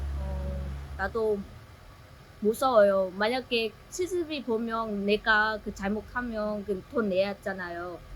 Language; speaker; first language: Korean; non-native, learner; Vietnamese